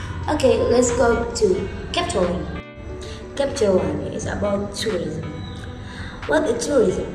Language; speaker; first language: English; non-native, learner; Indonesian